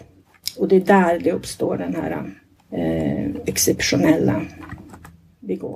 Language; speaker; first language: Swedish; non-native, fluent; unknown